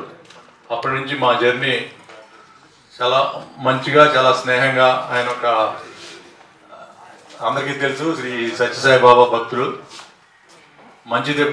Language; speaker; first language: Telugu; native; Telugu